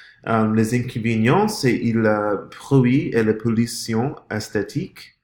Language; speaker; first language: French; non-native, learner; English